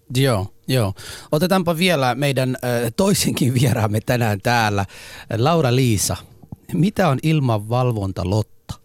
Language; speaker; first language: Finnish; non-native, fluent; Somali